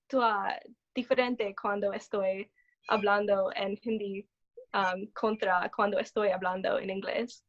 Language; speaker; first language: Spanish; non-native, learner; English